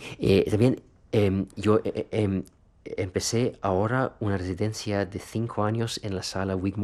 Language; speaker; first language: Spanish; non-native, fluent; Russian